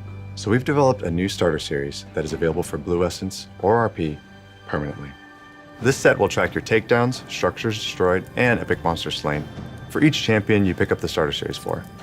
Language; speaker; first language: English; native; English